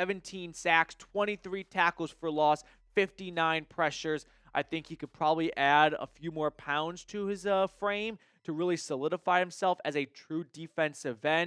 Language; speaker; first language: English; native; English